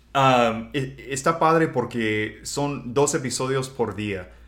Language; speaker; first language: Spanish; non-native, fluent; English